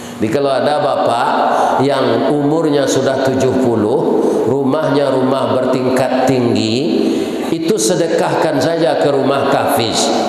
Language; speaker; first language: Malay; non-native, local second language; Minangkabau